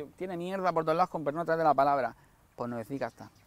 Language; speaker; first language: Spanish; native; Spanish